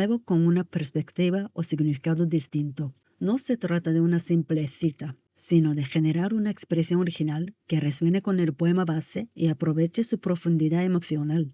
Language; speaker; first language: Spanish; non-native, fluent; Japanese